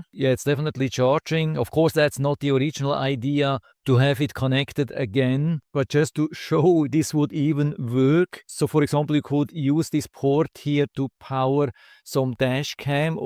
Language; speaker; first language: English; non-native, fluent; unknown